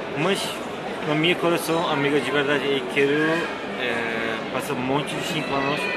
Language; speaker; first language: Portuguese; non-native, learner; Turkish